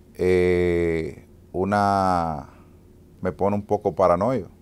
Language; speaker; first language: Spanish; native; Spanish